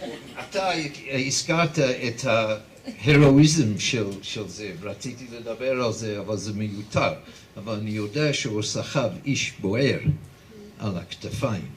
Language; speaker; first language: Hebrew; non-native, fluent; English